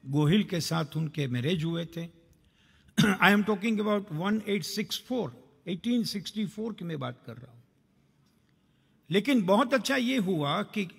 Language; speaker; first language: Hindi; non-native, local second language; Gujarati